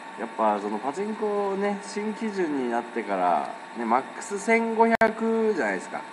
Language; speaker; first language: Japanese; native; Japanese